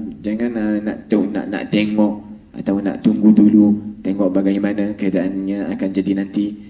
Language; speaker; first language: Malay; non-native, fluent; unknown